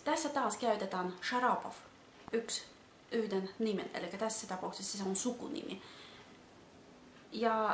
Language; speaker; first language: Finnish; non-native, fluent; Russian